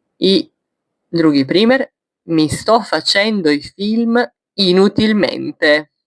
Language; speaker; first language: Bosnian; early bilingual, heritage; Bosnian